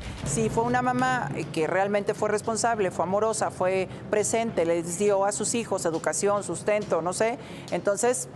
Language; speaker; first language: Spanish; native; Spanish